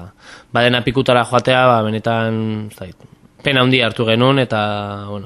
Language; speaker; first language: Basque; native; Basque